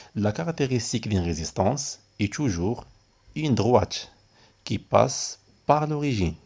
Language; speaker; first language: French; non-native, local second language; Arabic